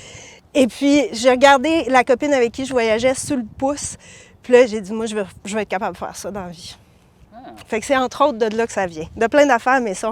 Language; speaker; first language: French; native; French